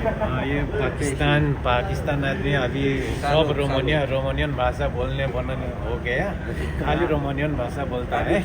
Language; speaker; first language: Hindi; non-native, learner; Nepali